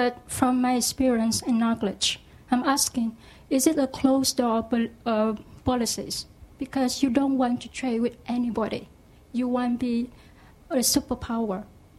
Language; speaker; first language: English; non-native, learner; Vietnamese